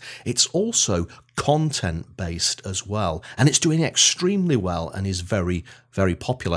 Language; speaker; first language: English; native; English